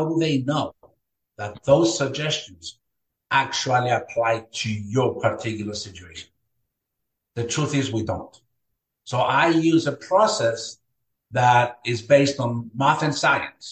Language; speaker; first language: English; non-native, fluent; Greek